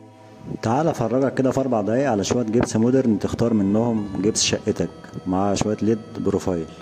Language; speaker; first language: Arabic; native; Arabic